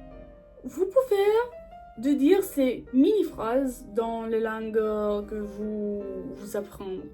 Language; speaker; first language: French; non-native, learner; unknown